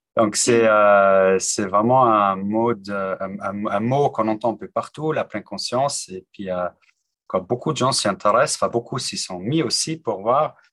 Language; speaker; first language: French; non-native, local second language; Swiss German